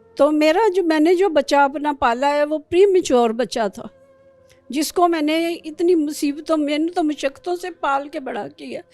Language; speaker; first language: Urdu; non-native, local second language; Pashto